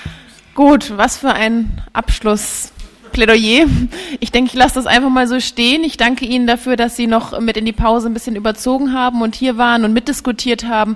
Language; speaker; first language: German; native; German